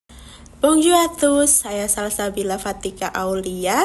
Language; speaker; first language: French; non-native, learner; Indonesian